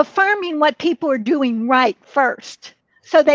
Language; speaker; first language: English; native; English